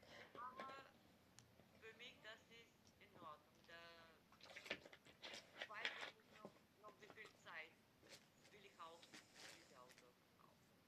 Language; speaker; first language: German; non-native, learner; Macedonian